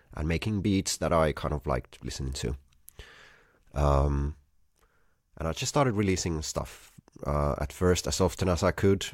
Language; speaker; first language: English; non-native, fluent; Finnish